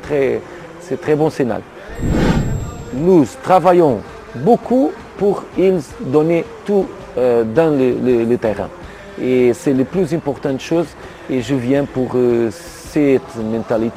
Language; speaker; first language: French; non-native, learner; Portuguese